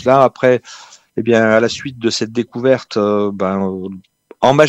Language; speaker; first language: French; native; French